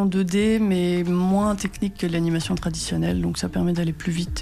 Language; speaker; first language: French; native; French